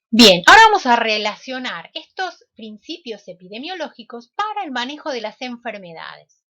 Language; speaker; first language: Spanish; native; Spanish